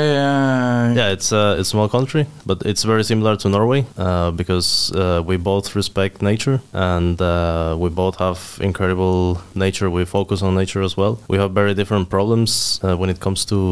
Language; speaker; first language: Norwegian; non-native, learner; Spanish